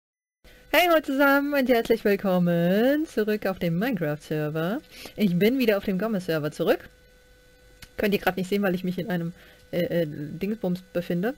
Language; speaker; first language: German; native; German